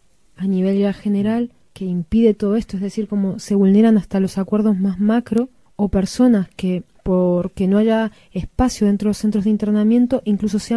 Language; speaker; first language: Spanish; native; Spanish